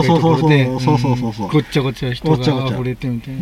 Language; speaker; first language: Japanese; native; Japanese